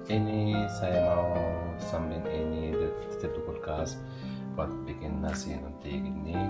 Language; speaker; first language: Indonesian; non-native, learner; Arabic